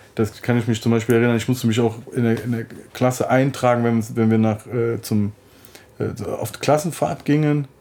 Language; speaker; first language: German; early bilingual, other home language; Turkish